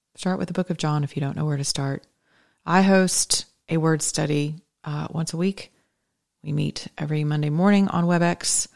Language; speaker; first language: English; native; English